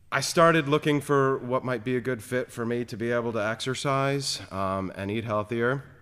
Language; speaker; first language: English; native; English